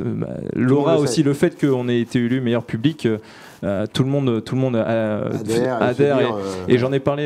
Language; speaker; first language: French; native; French